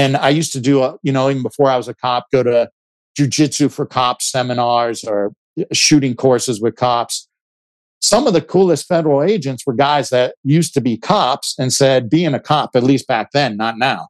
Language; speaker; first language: English; native; English